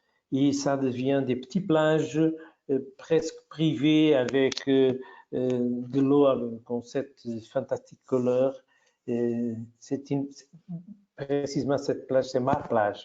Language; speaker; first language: French; non-native, fluent; Portuguese